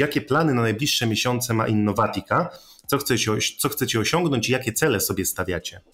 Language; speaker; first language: Polish; native; Polish